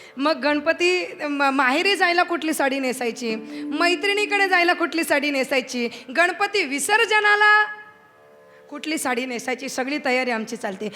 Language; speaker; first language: Marathi; native; Marathi